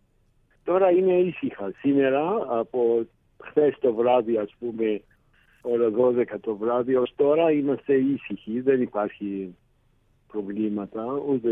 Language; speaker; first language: Greek; early bilingual, heritage; Greek